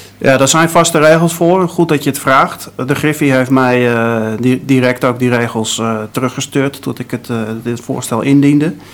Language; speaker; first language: Dutch; native; Dutch